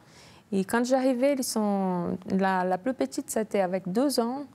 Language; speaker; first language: French; non-native, learner; Portuguese